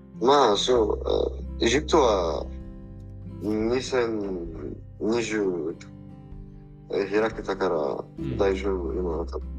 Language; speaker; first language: Japanese; non-native, learner; Arabic